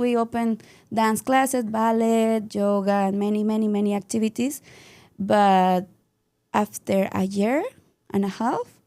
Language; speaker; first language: English; non-native, learner; Spanish